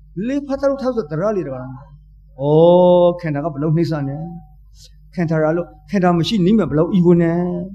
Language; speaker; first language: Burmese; native; Burmese